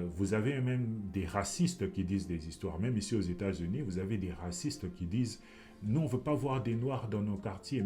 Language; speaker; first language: French; non-native, local second language; Lingala